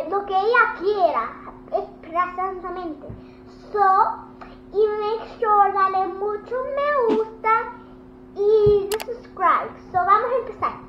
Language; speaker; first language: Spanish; early bilingual, heritage; English